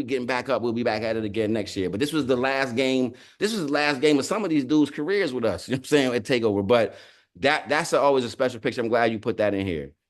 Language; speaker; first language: English; native; English